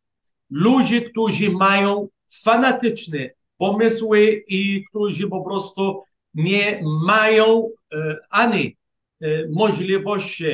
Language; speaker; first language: Polish; non-native, fluent; Arabic